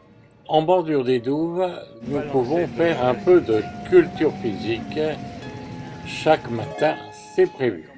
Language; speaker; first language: French; native; French